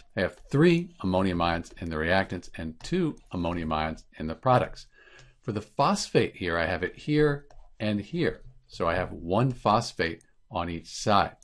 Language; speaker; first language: English; native; English